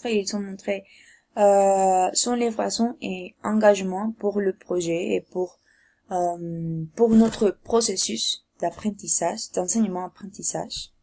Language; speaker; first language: French; non-native, learner; Spanish